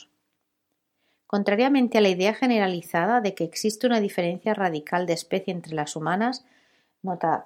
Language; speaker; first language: Spanish; native; Spanish